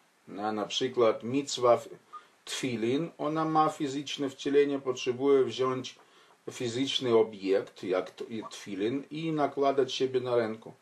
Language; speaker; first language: Polish; non-native, fluent; Ukrainian